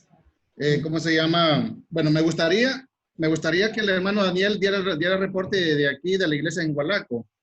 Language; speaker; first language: Spanish; native; Spanish